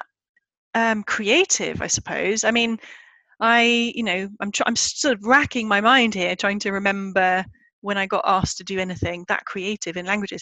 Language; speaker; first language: English; native; English